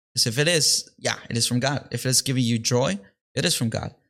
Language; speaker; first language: English; early bilingual, other home language; Spanish